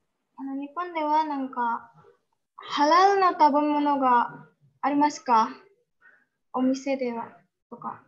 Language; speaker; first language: Japanese; non-native, learner; Indonesian